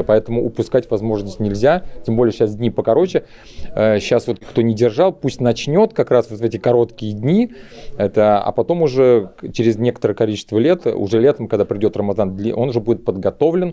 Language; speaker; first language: Russian; native; Russian